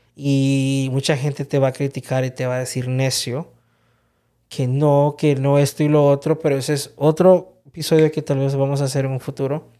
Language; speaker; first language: Spanish; early bilingual, heritage; Spanish